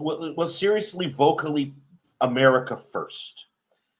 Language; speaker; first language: English; native; English